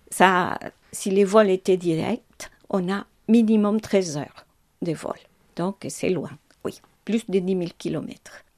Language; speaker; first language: French; non-native, fluent; Spanish